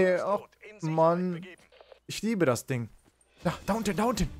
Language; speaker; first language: German; native; German